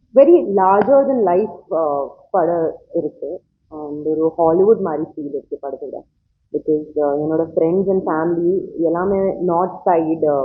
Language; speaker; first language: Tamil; non-native, learner; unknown